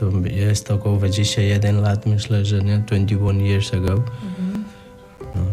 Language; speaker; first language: Polish; non-native, learner; Nepali